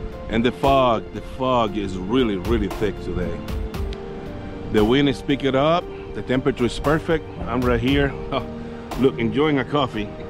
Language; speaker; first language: English; non-native, local second language; Spanish